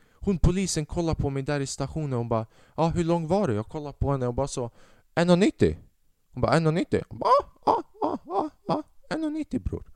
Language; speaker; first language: Swedish; early bilingual, other home language; Albanian